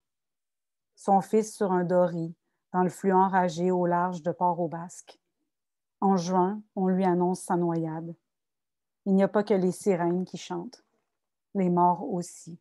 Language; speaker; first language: French; native; French